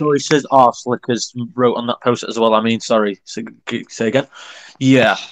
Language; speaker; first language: English; native; English